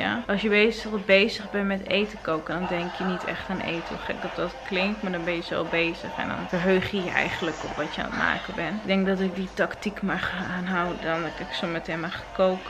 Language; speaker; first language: Dutch; native; Dutch